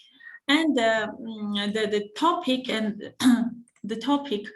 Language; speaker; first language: English; non-native, fluent; Georgian